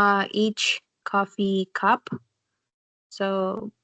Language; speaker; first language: English; non-native, learner; Spanish